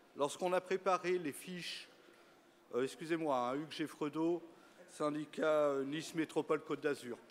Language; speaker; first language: French; native; French